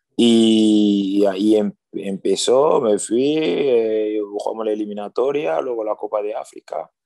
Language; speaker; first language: Spanish; early bilingual, other home language; French